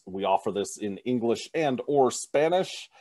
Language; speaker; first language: English; native; English